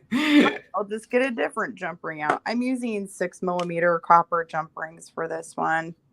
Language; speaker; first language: English; native; English